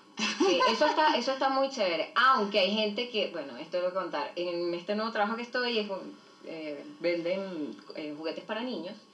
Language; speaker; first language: Spanish; native; Spanish